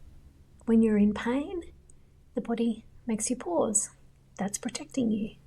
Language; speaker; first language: English; native; English